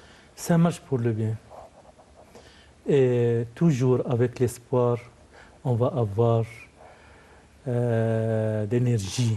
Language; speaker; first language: French; non-native, fluent; Arabic